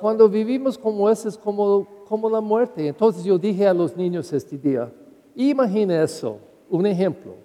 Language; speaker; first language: Spanish; non-native, learner; English